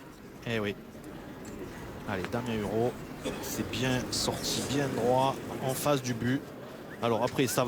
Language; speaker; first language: French; native; French